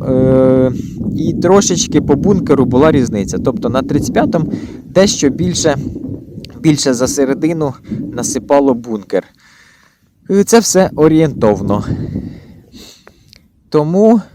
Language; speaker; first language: Ukrainian; native; Ukrainian